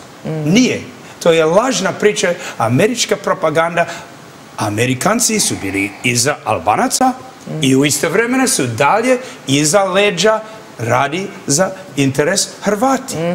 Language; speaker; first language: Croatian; early bilingual, heritage; English